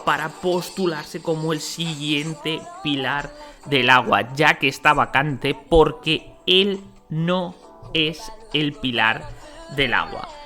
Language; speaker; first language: Spanish; native; Spanish